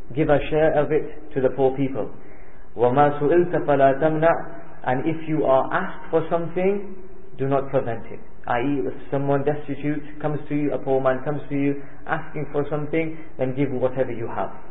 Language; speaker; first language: English; early bilingual, other home language; Urdu